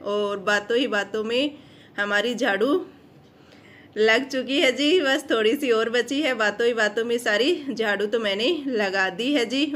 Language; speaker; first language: Hindi; non-native, local second language; Marwari